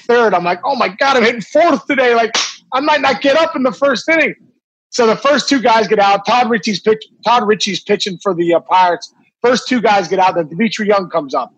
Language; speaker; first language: English; native; English